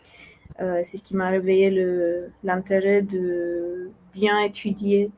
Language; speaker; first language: French; non-native, fluent; Romanian